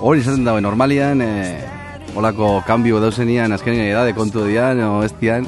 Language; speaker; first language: Basque; native; Basque